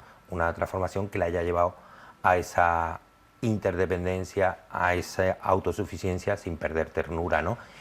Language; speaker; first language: Spanish; native; Spanish